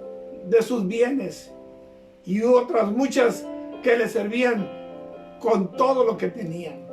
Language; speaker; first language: Spanish; native; Spanish